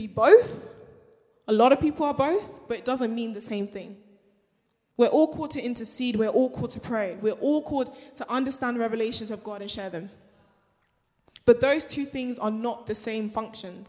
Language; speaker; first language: English; native; English